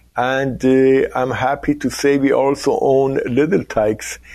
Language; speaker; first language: English; non-native, fluent; Persian